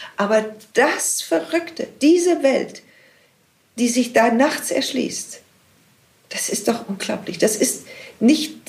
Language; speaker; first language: German; native; German